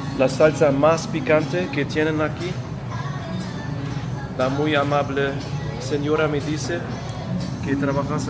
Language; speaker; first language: Spanish; non-native, fluent; German